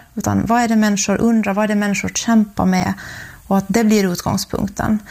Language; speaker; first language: Swedish; native; Swedish